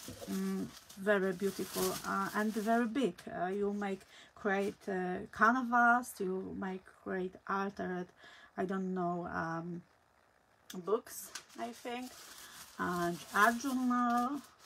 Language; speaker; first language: English; non-native, learner; Polish